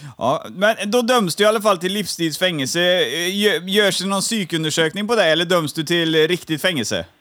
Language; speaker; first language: Swedish; native; Swedish